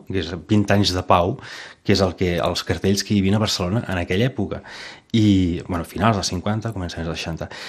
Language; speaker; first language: Catalan; native; Catalan